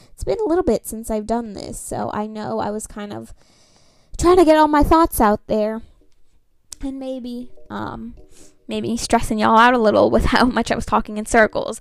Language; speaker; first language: English; native; English